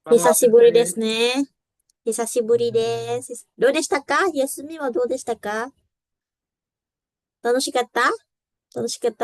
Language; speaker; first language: Japanese; non-native, fluent; Indonesian